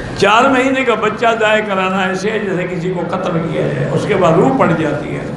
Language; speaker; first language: Urdu; native; Urdu